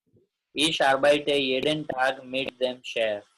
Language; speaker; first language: German; non-native, learner; Gujarati